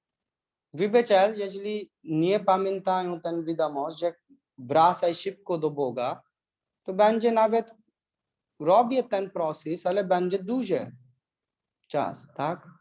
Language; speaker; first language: Polish; non-native, learner; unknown